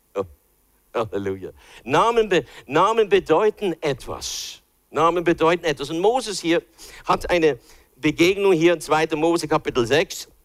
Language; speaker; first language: German; early bilingual, other home language; English